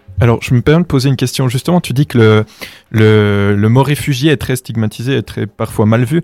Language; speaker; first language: French; native; French